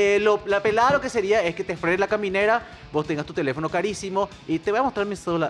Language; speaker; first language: Spanish; native; Spanish